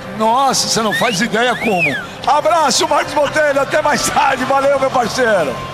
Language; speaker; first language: Portuguese; native; Portuguese